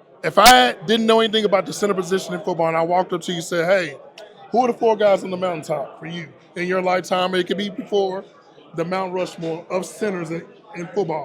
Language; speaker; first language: English; native; English